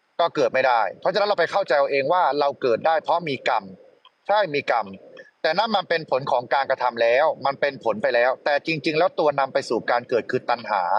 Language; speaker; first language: Thai; native; Thai